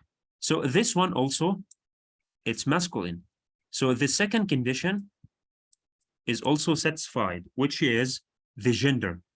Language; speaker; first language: English; non-native, fluent; Arabic